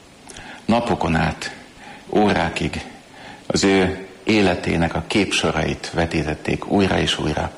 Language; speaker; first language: Hungarian; native; Hungarian